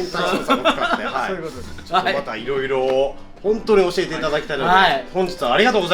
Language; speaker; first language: Japanese; native; Japanese